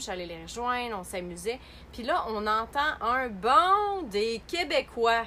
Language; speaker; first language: French; native; French